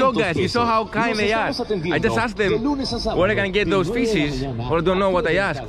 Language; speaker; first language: English; non-native, fluent; Greek